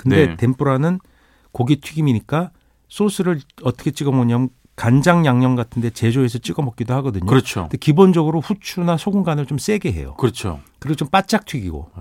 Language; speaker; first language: Korean; native; Korean